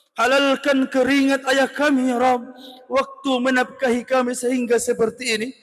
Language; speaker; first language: Malay; non-native, local second language; Buginese